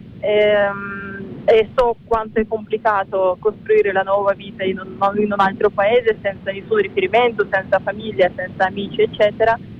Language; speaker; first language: Italian; non-native, fluent; Russian